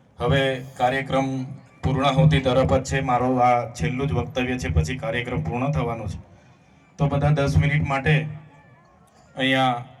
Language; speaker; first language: Gujarati; non-native, local second language; Vasavi